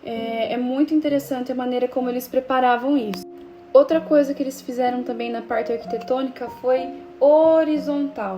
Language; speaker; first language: Portuguese; native; Portuguese